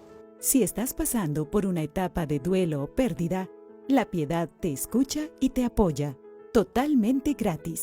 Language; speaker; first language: Spanish; native; Spanish